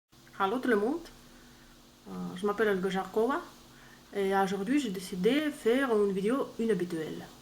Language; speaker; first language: French; non-native, learner; Russian